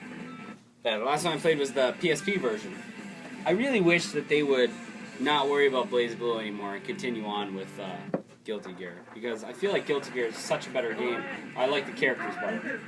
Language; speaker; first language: English; native; English